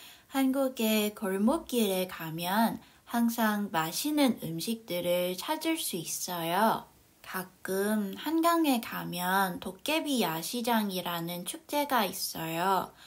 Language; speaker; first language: Korean; non-native, fluent; Cantonese